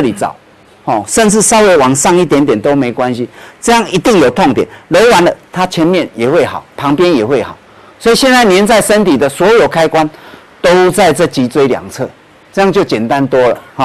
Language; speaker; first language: Chinese; native; Chinese